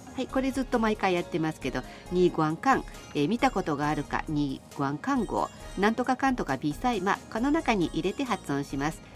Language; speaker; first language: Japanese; native; Japanese